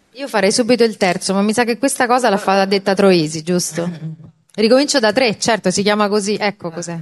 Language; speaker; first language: Italian; native; Italian